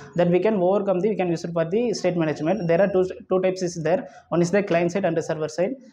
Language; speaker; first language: English; non-native, local second language; Tamil